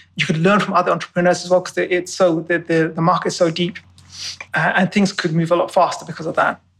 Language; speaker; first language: English; native; English